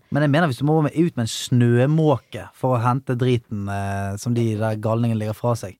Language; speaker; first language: Norwegian; native; Norwegian